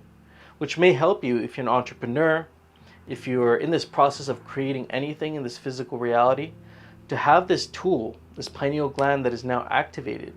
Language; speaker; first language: English; native; English